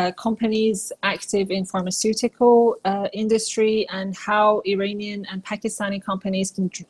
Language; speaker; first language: English; non-native, fluent; Persian